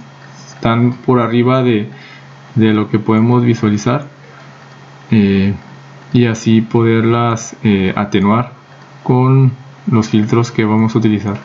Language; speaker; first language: Spanish; native; Spanish